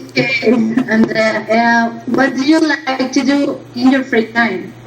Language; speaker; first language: English; non-native, learner; Spanish